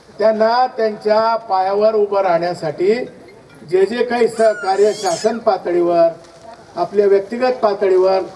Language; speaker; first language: Marathi; native; Marathi